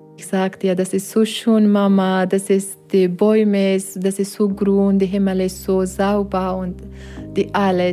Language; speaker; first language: German; non-native, learner; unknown